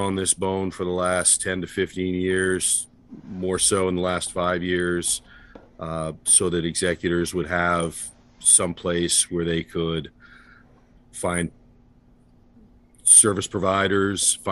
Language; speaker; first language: English; native; English